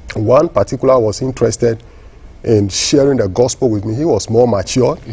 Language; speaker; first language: English; non-native, local second language; Ewe